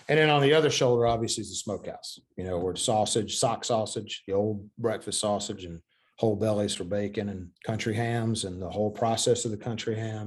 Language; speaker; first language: English; native; English